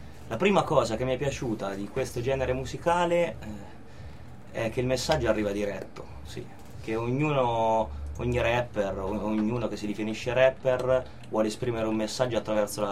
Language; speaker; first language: Italian; native; Italian